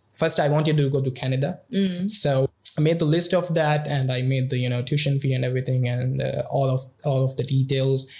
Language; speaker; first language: English; non-native, local second language; Urdu